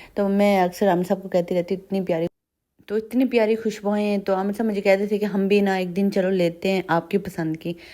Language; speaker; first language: Hindi; non-native, local second language; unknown